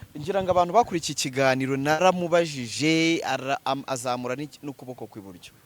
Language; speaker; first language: Kinyarwanda; native; Kinyarwanda